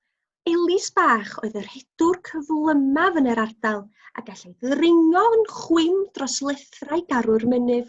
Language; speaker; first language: Welsh; native; Welsh